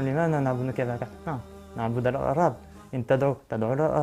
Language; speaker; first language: Arabic; non-native, learner; French